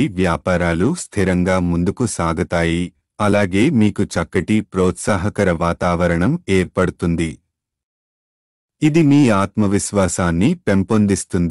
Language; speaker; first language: Telugu; native; Telugu